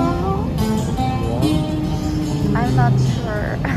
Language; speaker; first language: English; non-native, fluent; German